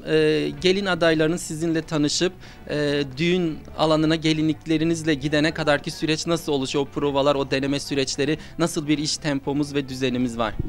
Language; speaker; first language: Turkish; native; Turkish